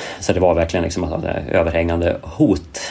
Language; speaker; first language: Swedish; native; Swedish